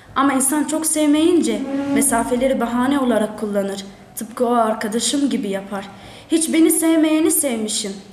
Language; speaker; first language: Turkish; early bilingual, other home language; Arabic